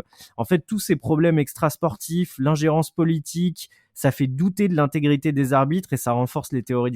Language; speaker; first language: French; native; French